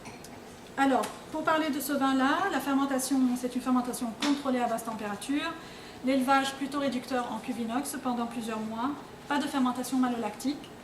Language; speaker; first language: French; non-native, local second language; Arabic